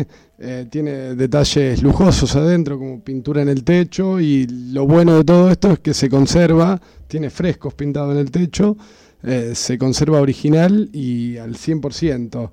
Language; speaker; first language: Spanish; native; Spanish